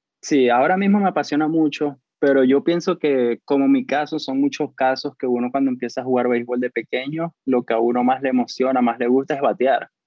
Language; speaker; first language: Spanish; native; Spanish